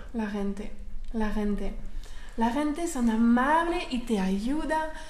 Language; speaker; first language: Spanish; non-native, fluent; French